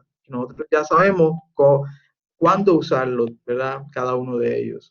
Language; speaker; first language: Spanish; native; Spanish